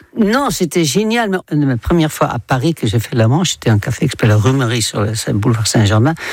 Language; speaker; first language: French; non-native, fluent; Dutch